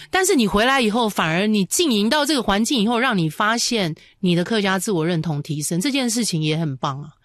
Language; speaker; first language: Chinese; native; Chinese